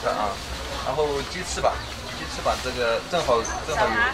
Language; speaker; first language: Chinese; native; Chinese